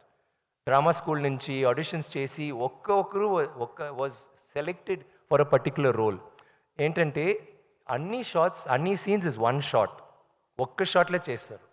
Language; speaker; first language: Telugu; non-native, learner; Tamil